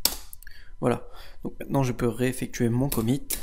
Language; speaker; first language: French; native; French